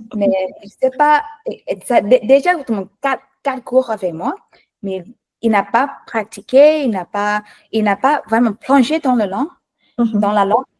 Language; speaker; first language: French; non-native, learner; Thai